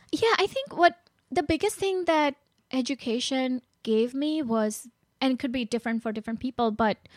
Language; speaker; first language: English; non-native, local second language; Gujarati